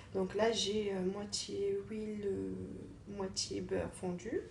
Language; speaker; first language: French; non-native, local second language; Arabic